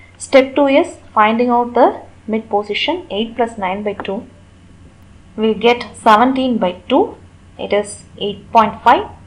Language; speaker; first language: English; non-native, local second language; Tamil